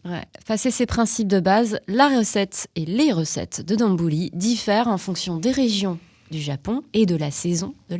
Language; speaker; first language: French; native; French